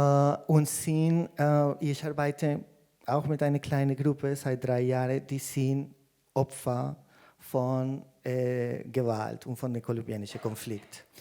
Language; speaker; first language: German; non-native, fluent; Spanish